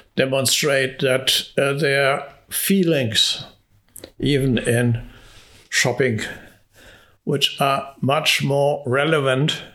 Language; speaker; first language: English; non-native, fluent; Hungarian